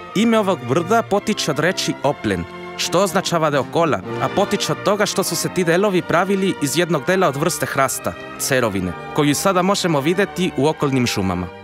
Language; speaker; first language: Croatian; non-native, fluent; Spanish